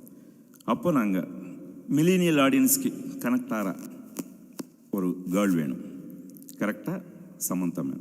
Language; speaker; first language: Tamil; non-native, fluent; Telugu